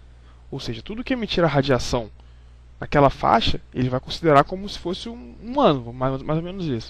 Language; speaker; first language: Portuguese; native; Portuguese